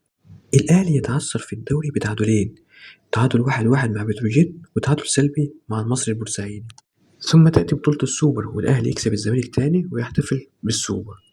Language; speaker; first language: Arabic; native; Arabic